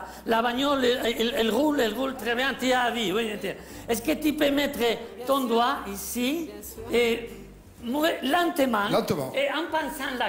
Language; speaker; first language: French; non-native, learner; Spanish